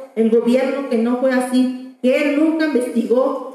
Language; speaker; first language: Spanish; non-native, local second language; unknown